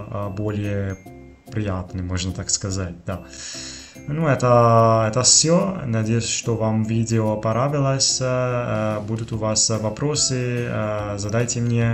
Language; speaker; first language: Russian; non-native, fluent; Italian